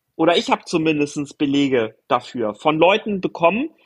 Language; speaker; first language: German; native; German